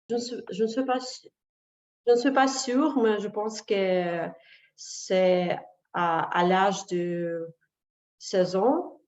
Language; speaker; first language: French; non-native, learner; Russian